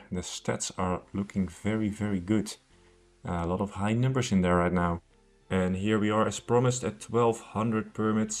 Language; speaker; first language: English; non-native, fluent; Dutch